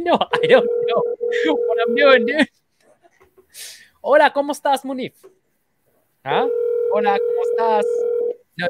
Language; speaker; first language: Spanish; non-native, learner; Bangla